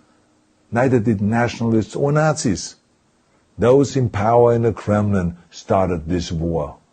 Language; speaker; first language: English; non-native, fluent; German